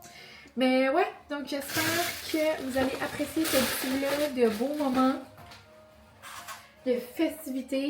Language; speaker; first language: French; native; French